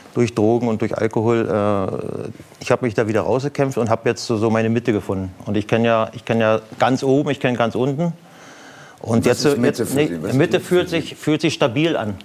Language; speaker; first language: German; native; German